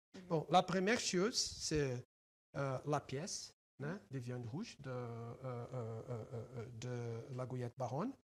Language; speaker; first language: French; non-native, fluent; Portuguese